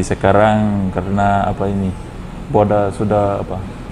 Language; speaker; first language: Indonesian; non-native, fluent; Fijian